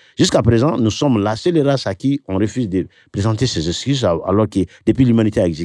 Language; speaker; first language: French; non-native, local second language; Bambara